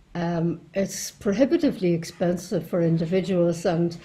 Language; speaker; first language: English; native; English